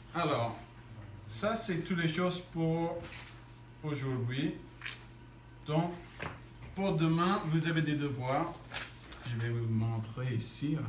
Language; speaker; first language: French; non-native, fluent; English